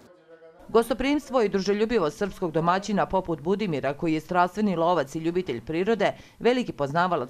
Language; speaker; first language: Serbian; native; Serbian